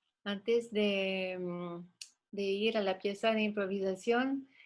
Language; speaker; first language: Spanish; non-native, fluent; French